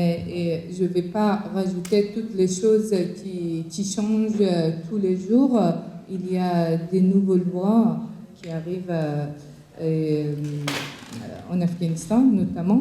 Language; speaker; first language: French; non-native, fluent; Persian